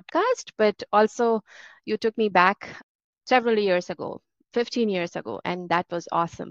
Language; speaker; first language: English; non-native, local second language; Hindi